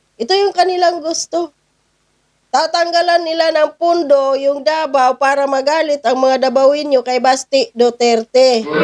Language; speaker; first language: Filipino; non-native, local second language; Cebuano